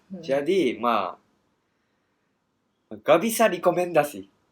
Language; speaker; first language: Indonesian; non-native, learner; Japanese